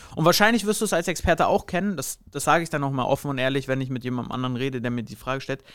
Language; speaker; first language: German; native; German